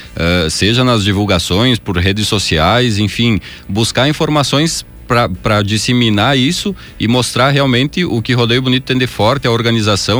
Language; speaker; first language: Portuguese; native; Portuguese